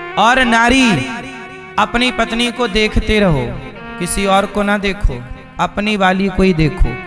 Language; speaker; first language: Hindi; native; Hindi